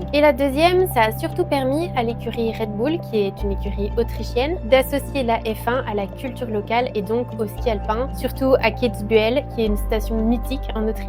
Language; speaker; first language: French; native; French